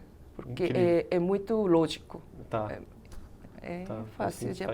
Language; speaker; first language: Portuguese; non-native, fluent; Korean